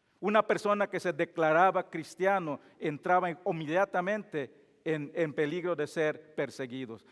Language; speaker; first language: Spanish; non-native, fluent; English